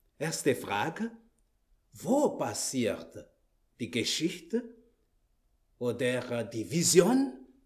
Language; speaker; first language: German; non-native, learner; Malagasy